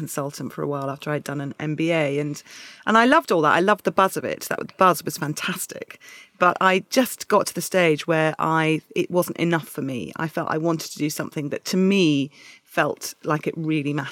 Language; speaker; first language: English; native; English